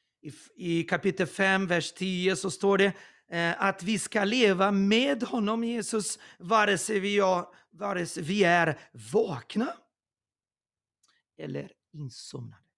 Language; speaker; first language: Swedish; non-native, fluent; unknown